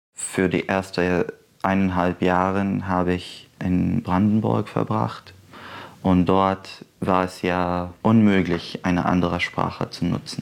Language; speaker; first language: German; non-native, fluent; Arabic